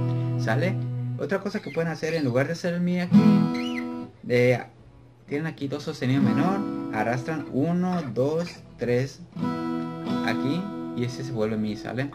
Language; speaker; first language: Spanish; native; Spanish